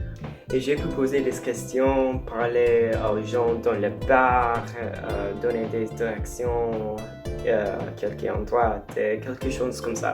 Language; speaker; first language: French; non-native, learner; English